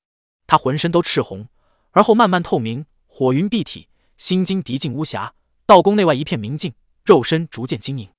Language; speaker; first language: Chinese; native; Chinese